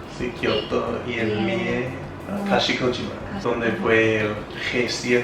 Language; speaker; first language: Spanish; non-native, fluent; English